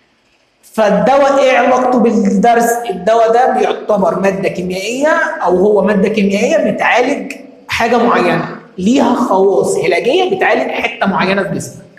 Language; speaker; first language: Arabic; native; Arabic